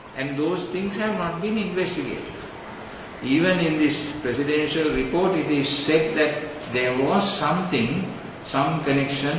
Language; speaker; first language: English; non-native, local second language; Sinhala